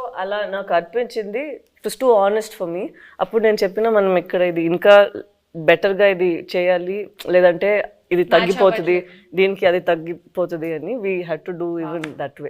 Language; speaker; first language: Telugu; non-native, local second language; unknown